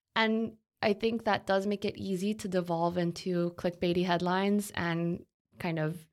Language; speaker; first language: English; non-native, fluent; Korean